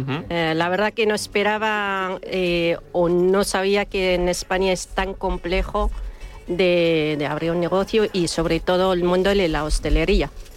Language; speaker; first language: Spanish; non-native, fluent; German